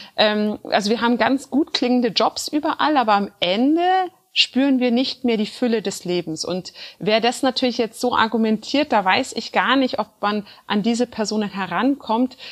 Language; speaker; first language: German; early bilingual, other home language; Turkish